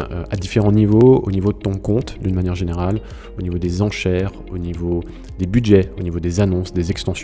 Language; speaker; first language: French; native; French